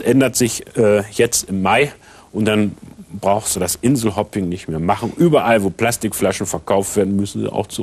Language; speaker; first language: German; native; German